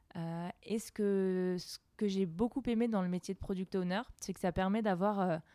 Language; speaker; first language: French; native; French